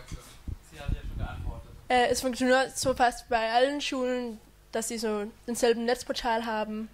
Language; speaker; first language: German; non-native, fluent; Danish